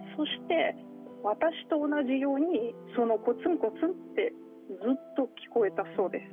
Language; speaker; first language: Japanese; non-native, fluent; Russian